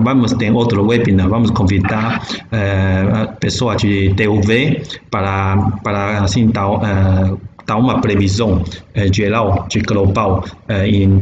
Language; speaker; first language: Portuguese; non-native, learner; Chinese